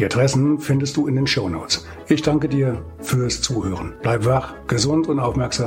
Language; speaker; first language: German; native; German